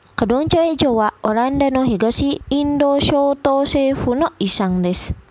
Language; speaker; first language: Japanese; non-native, fluent; Indonesian